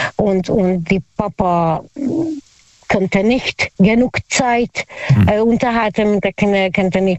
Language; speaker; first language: German; non-native, learner; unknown